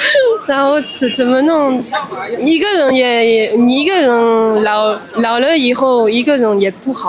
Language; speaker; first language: Chinese; early bilingual, heritage; Chinese